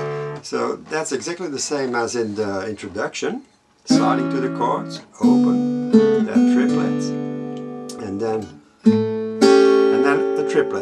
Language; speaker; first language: English; non-native, fluent; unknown